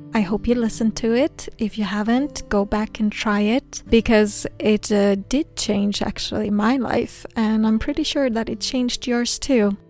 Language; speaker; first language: English; non-native, fluent; Swedish